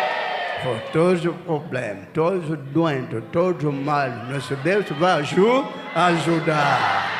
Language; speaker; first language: Portuguese; non-native, learner; Lingala